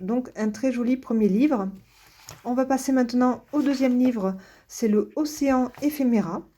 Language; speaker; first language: French; native; French